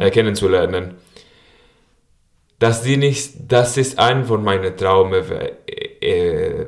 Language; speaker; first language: German; non-native, learner; Spanish